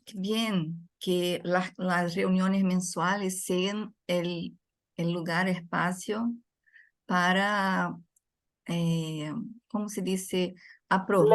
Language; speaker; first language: Spanish; non-native, fluent; Portuguese